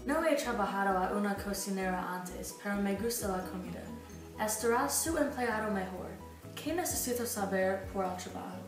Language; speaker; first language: Spanish; non-native, learner; English